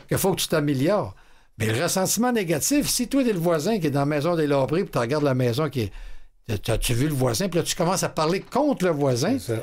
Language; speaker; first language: French; native; French